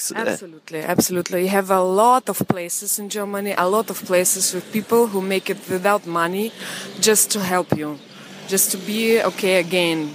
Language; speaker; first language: English; non-native, learner; Russian